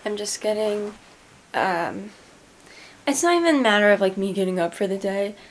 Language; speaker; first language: English; native; English